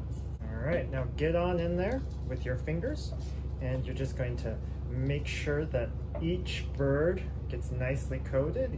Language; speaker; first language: English; native; English